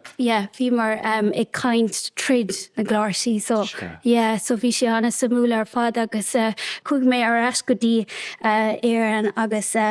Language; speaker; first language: Irish; non-native, local second language; English